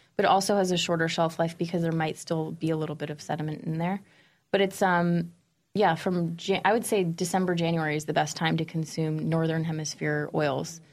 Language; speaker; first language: English; native; English